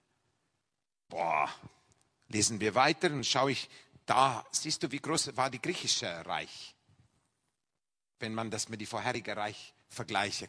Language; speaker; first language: German; non-native, fluent; English